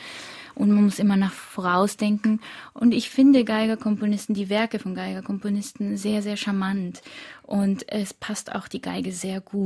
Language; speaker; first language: German; early bilingual, other home language; Korean